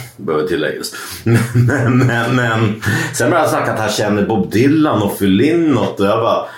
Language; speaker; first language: Swedish; native; Swedish